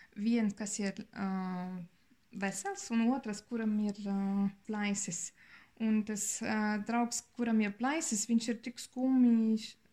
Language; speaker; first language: Latvian; non-native, learner; German